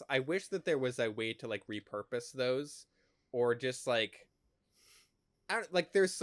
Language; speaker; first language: English; native; English